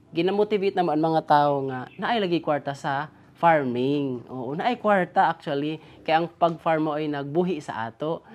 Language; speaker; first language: Cebuano; non-native, local second language; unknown